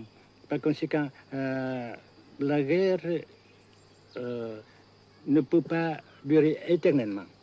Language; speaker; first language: French; non-native, local second language; Vietnamese